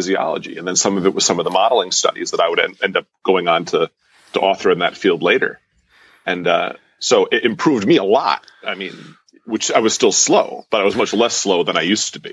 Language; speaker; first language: English; native; English